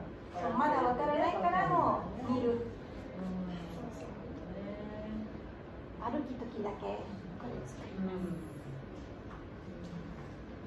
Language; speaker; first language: Japanese; non-native, learner; Spanish